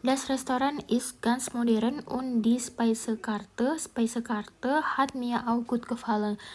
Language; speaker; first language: German; non-native, learner; Indonesian